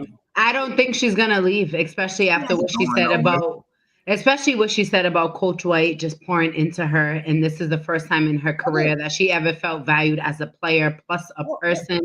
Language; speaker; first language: English; native; English